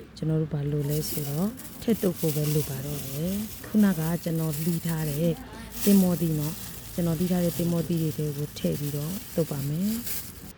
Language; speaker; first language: Burmese; native; Burmese